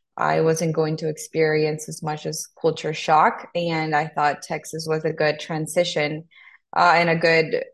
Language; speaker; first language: English; non-native, fluent; Spanish